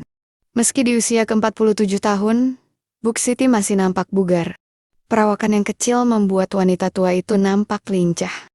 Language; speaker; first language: Indonesian; native; Indonesian